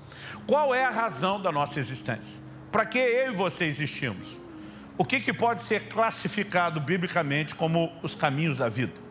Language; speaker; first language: Portuguese; native; Portuguese